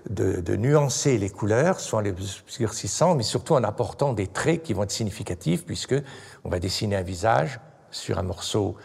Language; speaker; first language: French; native; French